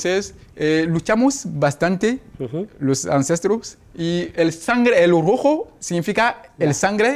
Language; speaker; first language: Spanish; non-native, learner; Ewe